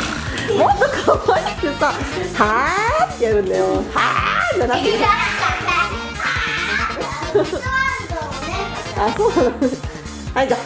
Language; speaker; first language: Japanese; native; Japanese